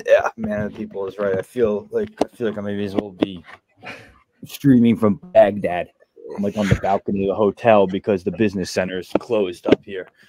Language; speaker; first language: English; native; English